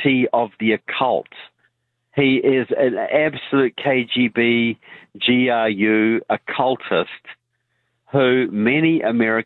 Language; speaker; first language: English; native; English